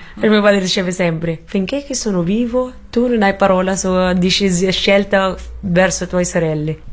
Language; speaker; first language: Italian; non-native, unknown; Arabic